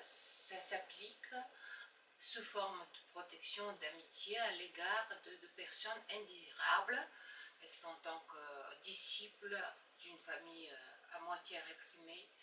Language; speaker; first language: French; non-native, fluent; Bulgarian